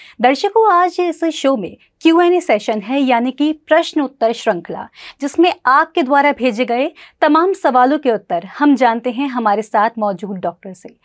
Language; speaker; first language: Hindi; native; Hindi